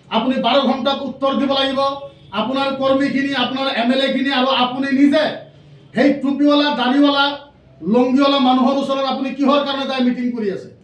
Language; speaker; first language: Assamese; non-native, local second language; Bangla